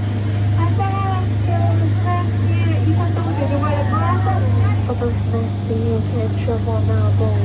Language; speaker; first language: English; non-native, learner; Cantonese